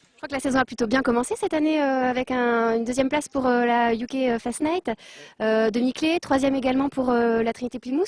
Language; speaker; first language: French; native; French